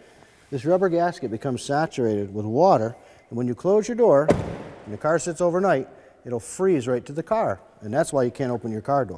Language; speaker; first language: English; native; English